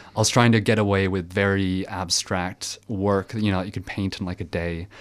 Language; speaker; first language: English; early bilingual, other home language; French